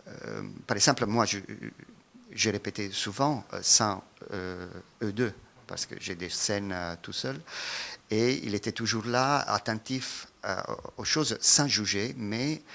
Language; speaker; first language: French; non-native, fluent; Italian